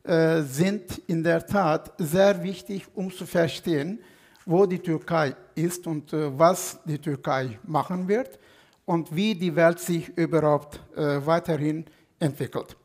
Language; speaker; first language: German; non-native, fluent; Turkish